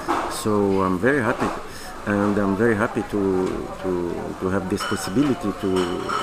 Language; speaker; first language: English; non-native, fluent; Arabic